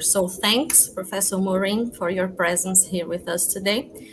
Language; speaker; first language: English; non-native, fluent; Portuguese